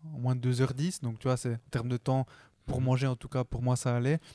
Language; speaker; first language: French; non-native, fluent; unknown